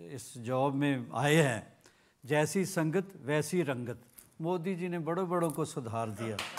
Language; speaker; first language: Hindi; native; Hindi